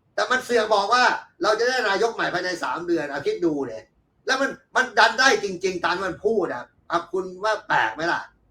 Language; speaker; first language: Thai; native; Thai